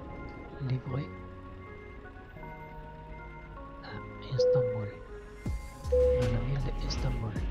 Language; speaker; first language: French; non-native, learner; Italian